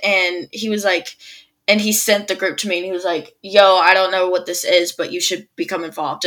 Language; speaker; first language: English; native; English